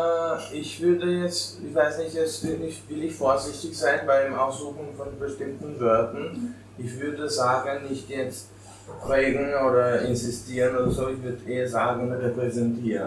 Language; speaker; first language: German; non-native, fluent; Albanian